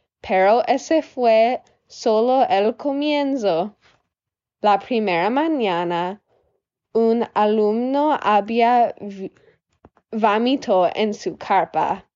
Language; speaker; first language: Spanish; non-native, learner; English